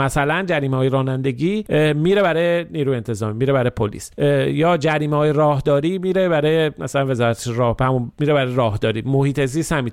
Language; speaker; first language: Persian; native; Persian